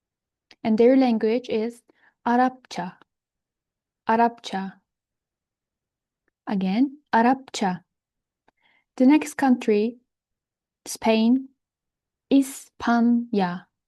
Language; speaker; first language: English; non-native, fluent; Turkish